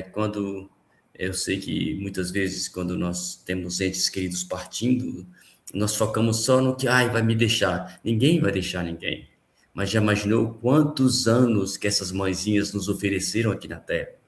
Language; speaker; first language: Portuguese; native; Portuguese